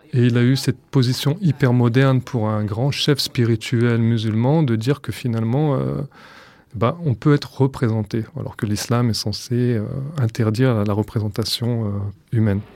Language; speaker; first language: French; native; French